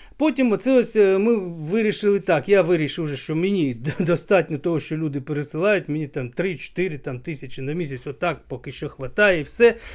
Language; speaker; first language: Ukrainian; native; Ukrainian